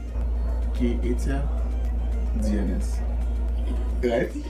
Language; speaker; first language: Spanish; non-native, learner; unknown